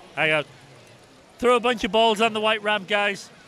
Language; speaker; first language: English; native; English